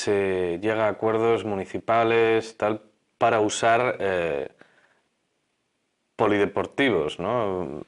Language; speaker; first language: Spanish; native; Spanish